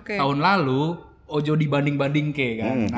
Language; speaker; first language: Indonesian; native; Indonesian